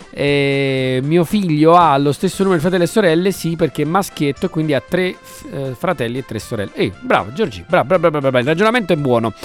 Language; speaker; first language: Italian; native; Italian